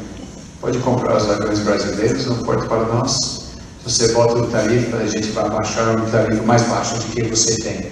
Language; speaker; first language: Portuguese; non-native, fluent; English